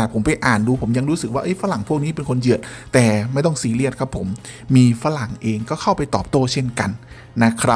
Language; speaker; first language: Thai; native; Thai